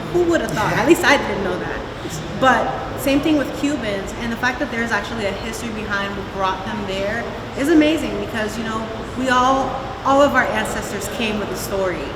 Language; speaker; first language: English; early bilingual, other home language; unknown